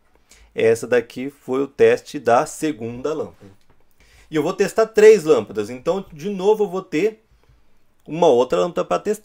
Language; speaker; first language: Portuguese; native; Portuguese